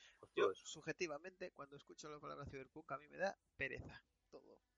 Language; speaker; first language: Spanish; native; Spanish